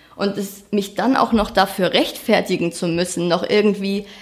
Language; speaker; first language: German; native; German